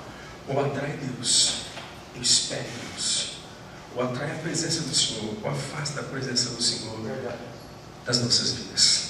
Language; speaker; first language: Portuguese; native; Portuguese